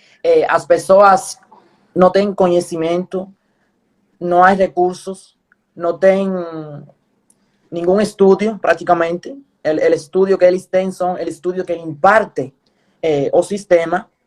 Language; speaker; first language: Portuguese; non-native, fluent; Spanish